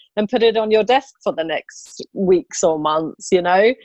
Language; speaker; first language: English; native; English